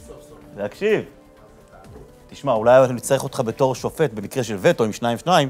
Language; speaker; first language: Hebrew; native; Hebrew